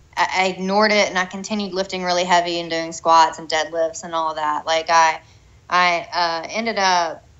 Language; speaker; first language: English; native; English